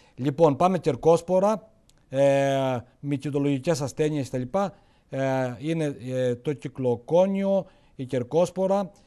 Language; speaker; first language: Greek; native; Greek